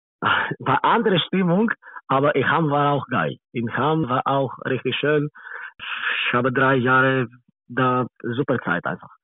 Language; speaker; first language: German; non-native, learner; Greek